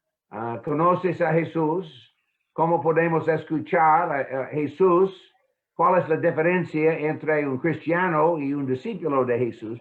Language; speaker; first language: Spanish; non-native, fluent; English